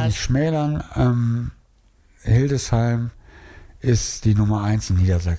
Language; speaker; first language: German; native; German